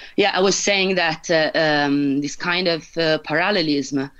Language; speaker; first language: English; non-native, fluent; Italian